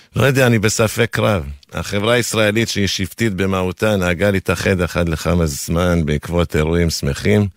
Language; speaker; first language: Hebrew; non-native, fluent; Spanish